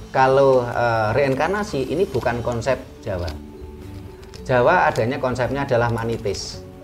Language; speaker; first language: Indonesian; non-native, local second language; Javanese